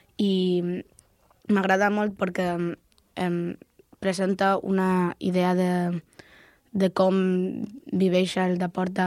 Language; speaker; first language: Catalan; non-native, local second language; Spanish